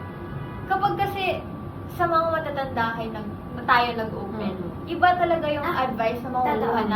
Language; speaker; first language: Filipino; native; Filipino